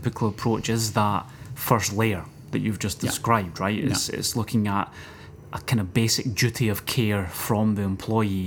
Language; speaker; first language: English; native; English